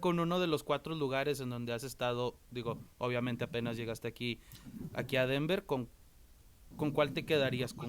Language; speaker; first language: Spanish; native; Spanish